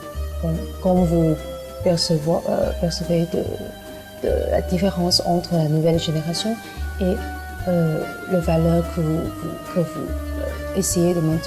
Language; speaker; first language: French; non-native, learner; Chinese